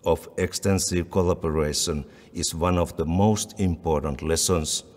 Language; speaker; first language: English; non-native, fluent; Finnish